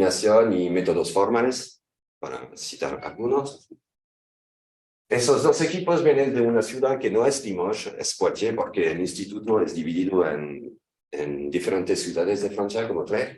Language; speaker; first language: Spanish; non-native, fluent; French